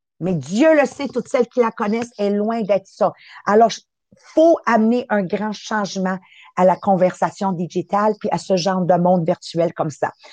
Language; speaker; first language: French; native; French